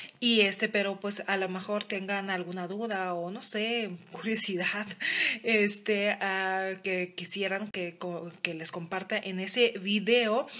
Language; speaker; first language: Spanish; non-native, fluent; Lithuanian